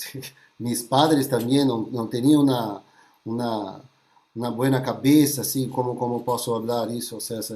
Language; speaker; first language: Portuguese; non-native, fluent; Spanish